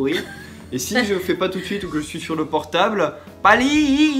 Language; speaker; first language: French; native; French